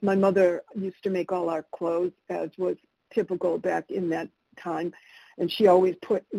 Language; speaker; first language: English; early bilingual, other home language; Italian